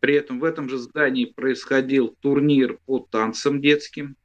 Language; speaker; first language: Russian; native; Russian